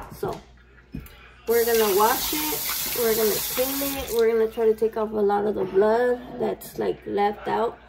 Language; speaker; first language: English; early bilingual, other home language; Spanish